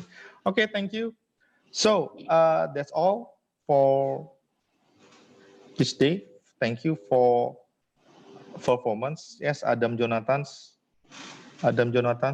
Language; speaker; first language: English; non-native, fluent; Indonesian